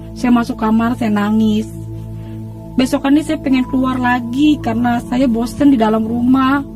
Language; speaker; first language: Indonesian; native; Indonesian